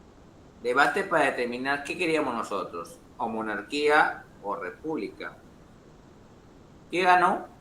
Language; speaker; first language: Spanish; native; Spanish